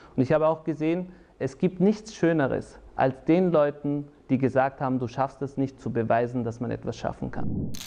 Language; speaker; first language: German; early bilingual, other home language; Turkish